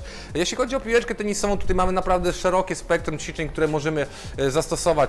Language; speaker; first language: Polish; native; Polish